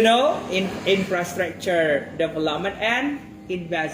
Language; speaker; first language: English; non-native, fluent; Indonesian